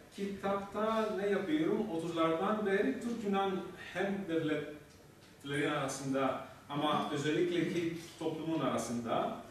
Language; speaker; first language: Turkish; non-native, learner; Greek